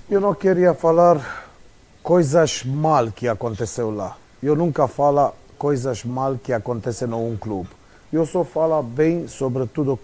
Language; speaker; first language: Portuguese; non-native, fluent; Romanian